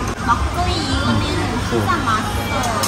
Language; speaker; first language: Korean; non-native, learner; Thai